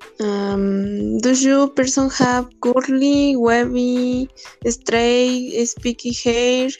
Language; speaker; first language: English; non-native, learner; Spanish